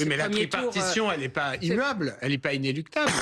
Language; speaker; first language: French; native; French